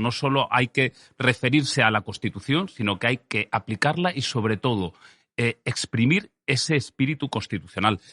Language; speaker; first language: Spanish; native; Spanish